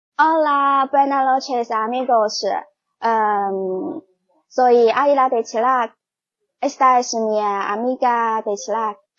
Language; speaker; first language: Spanish; non-native, learner; Chinese